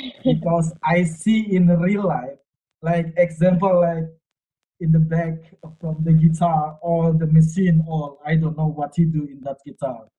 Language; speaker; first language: English; non-native, learner; Indonesian